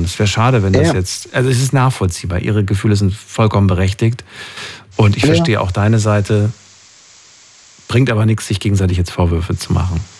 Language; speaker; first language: German; native; German